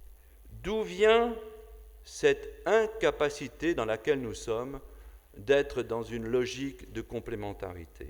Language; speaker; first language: French; native; French